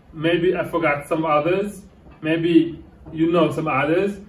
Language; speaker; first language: English; non-native, fluent; Wolof